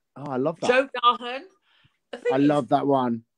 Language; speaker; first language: English; native; English